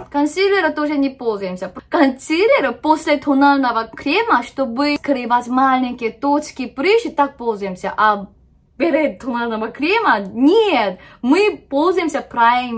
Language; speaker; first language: Russian; non-native, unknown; Korean